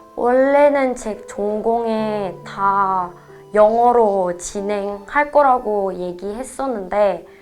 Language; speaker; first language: Korean; non-native, fluent; Indonesian